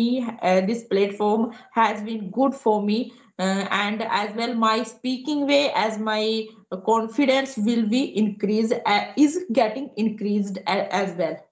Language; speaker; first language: English; non-native, local second language; Hindi